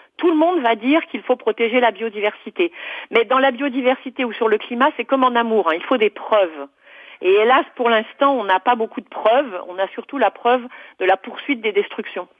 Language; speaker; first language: French; native; French